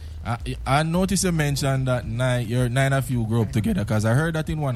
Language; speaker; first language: English; non-native, local second language; Jamaican Creole English